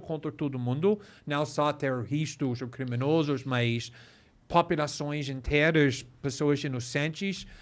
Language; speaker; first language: Portuguese; non-native, fluent; English